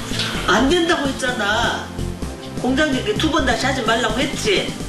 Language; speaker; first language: Korean; native; Korean